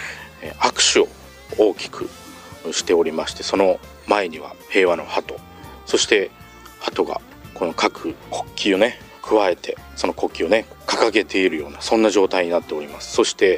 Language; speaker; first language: Japanese; native; Japanese